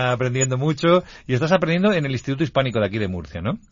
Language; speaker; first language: Spanish; native; Spanish